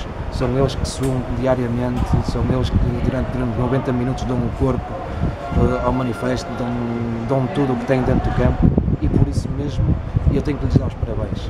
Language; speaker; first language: Portuguese; native; Portuguese